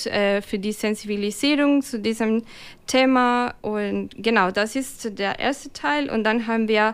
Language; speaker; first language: German; non-native, fluent; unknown